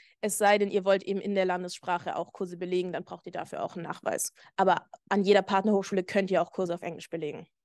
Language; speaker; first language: German; native; German